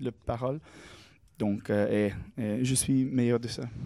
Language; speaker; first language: French; non-native, learner; English